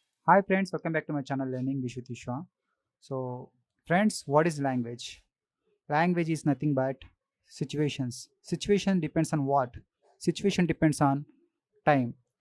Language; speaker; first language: English; non-native, local second language; Telugu